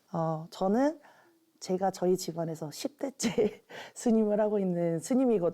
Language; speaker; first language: Korean; native; Korean